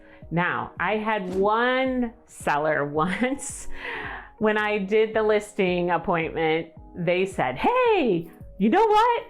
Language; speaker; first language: English; native; English